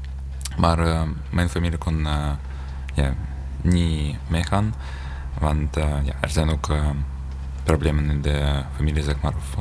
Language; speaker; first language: Dutch; non-native, learner; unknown